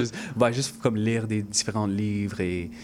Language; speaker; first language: French; non-native, local second language; English